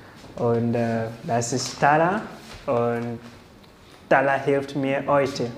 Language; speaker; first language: German; non-native, learner; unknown